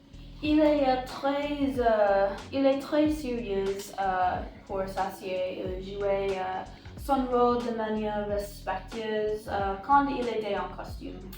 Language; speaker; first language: French; non-native, learner; English